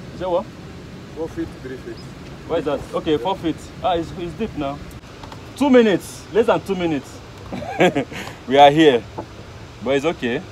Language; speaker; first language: English; non-native, local second language; Igbo